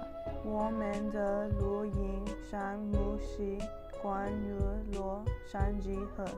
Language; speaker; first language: Chinese; non-native, learner; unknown